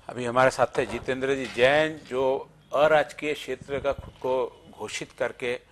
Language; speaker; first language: Hindi; non-native, local second language; Marathi